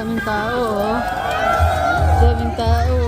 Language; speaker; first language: Korean; non-native, learner; Filipino